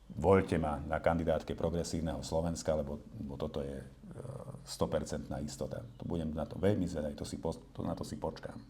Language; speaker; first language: Slovak; non-native, local second language; Hungarian